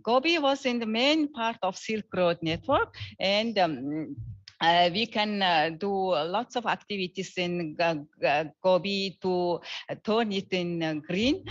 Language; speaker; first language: English; non-native, learner; Mongolian